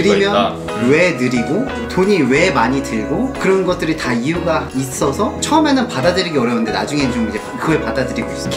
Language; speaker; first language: Korean; native; Korean